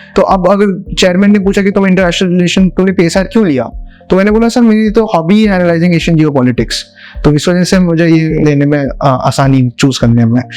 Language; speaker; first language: Hindi; native; Hindi